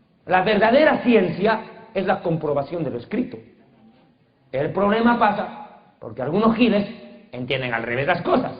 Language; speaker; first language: Spanish; native; Spanish